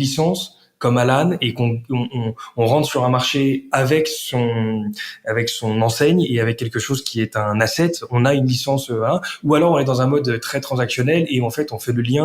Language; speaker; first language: French; native; French